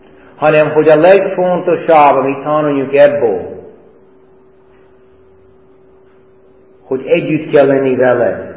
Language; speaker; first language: Hungarian; non-native, fluent; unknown